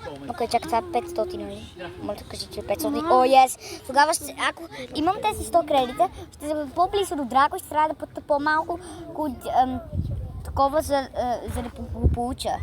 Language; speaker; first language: Bulgarian; early bilingual, heritage; Bulgarian